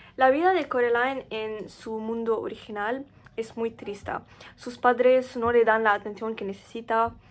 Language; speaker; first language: Spanish; non-native, learner; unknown